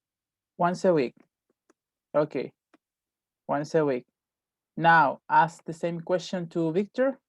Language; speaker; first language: English; non-native, fluent; Spanish